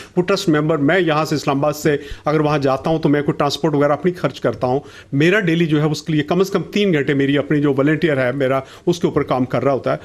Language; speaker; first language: Urdu; non-native, local second language; Punjabi